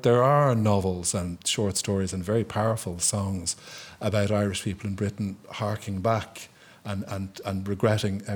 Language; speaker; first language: English; native; English